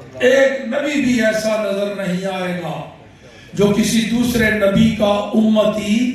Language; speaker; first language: Urdu; non-native, local second language; Punjabi